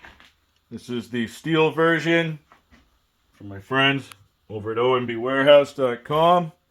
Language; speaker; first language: English; native; English